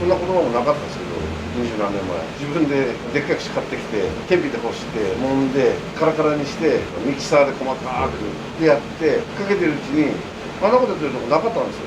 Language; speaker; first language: Japanese; native; Japanese